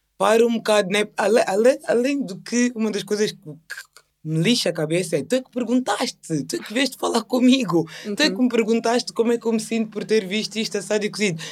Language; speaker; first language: Portuguese; native; Portuguese